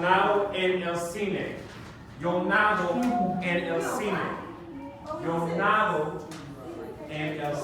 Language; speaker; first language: Spanish; non-native, fluent; English